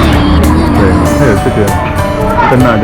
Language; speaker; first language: Chinese; native; Chinese